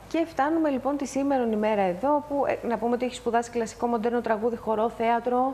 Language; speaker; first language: Greek; native; Greek